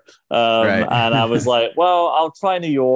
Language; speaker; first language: English; native; English